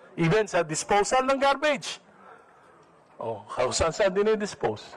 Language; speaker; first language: Filipino; native; Filipino